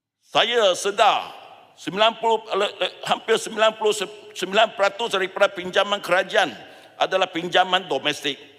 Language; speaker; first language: Malay; non-native, local second language; Chinese